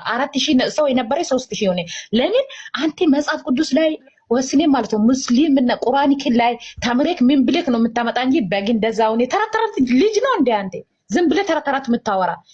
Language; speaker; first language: Amharic; non-native, local second language; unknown